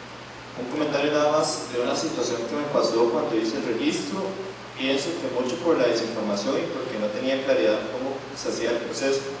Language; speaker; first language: Spanish; native; Spanish